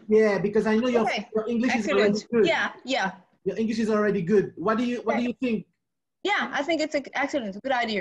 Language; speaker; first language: English; non-native, fluent; French